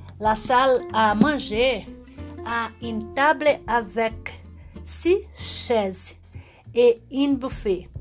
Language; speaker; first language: French; non-native, learner; Portuguese